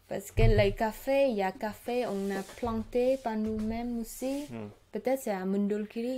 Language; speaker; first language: French; non-native, learner; Khmer